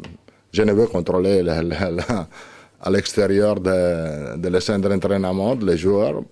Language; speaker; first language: French; non-native, learner; Italian